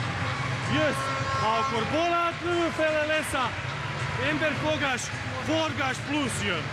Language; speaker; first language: Hungarian; non-native, fluent; Serbian